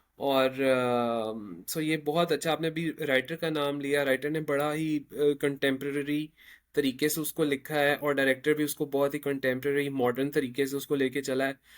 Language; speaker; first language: Urdu; native; Urdu